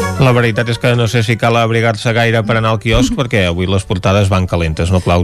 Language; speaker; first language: Catalan; native; Catalan